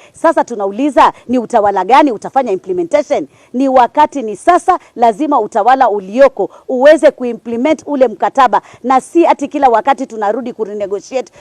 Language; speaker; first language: Swahili; native; Swahili